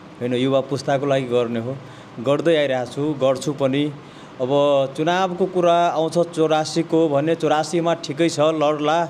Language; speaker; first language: Nepali; non-native, local second language; Maithili